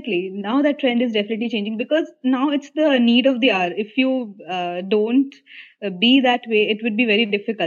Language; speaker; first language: English; non-native, local second language; Hindi